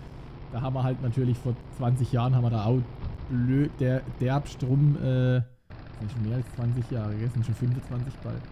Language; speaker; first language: German; native; German